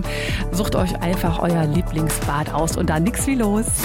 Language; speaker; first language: German; native; German